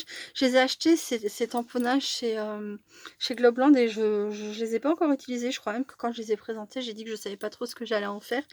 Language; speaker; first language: French; native; French